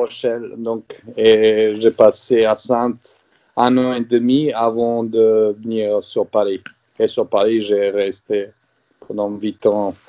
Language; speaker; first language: French; non-native, fluent; Serbian